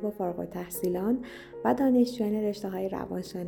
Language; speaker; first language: Persian; native; Persian